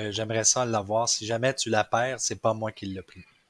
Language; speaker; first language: French; native; French